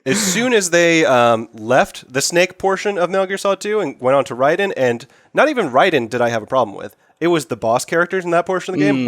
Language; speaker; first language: English; native; English